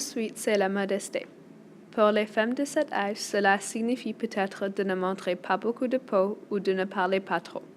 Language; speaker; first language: French; non-native, local second language; English